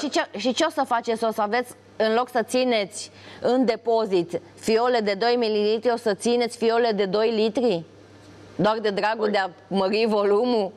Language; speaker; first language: Romanian; native; Romanian